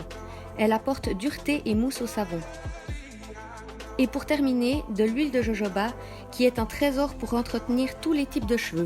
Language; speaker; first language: French; native; French